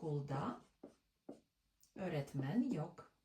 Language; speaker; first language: Turkish; non-native, learner; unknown